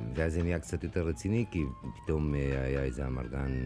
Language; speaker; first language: Hebrew; non-native, fluent; Spanish